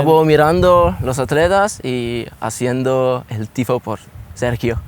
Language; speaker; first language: Spanish; non-native, learner; Italian